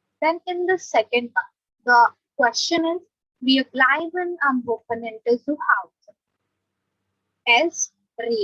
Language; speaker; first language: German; non-native, fluent; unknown